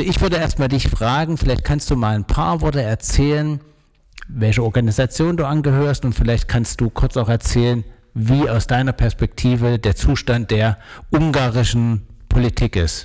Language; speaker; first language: German; native; German